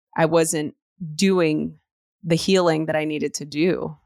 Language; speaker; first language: English; native; English